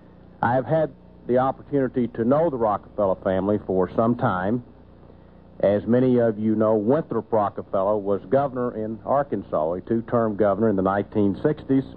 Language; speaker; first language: English; native; English